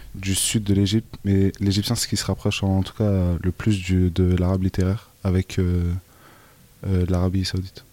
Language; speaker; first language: French; early bilingual, other home language; Arabic